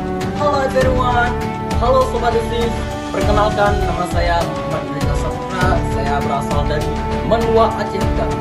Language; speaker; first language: Indonesian; non-native, local second language; Achinese